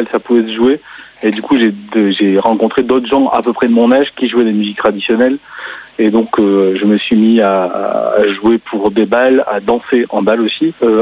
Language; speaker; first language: French; native; French